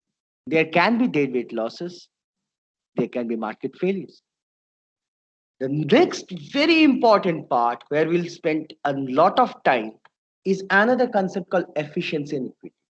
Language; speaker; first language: English; non-native, local second language; Bangla